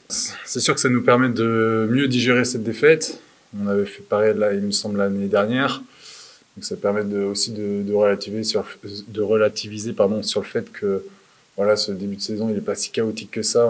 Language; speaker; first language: French; native; French